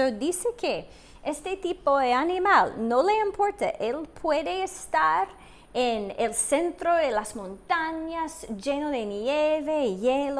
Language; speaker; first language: Spanish; non-native, fluent; English